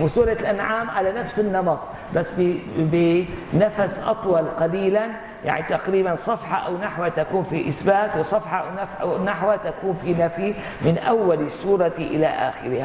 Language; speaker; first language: Arabic; native; Arabic